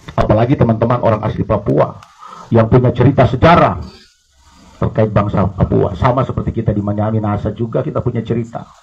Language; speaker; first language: Indonesian; native; Indonesian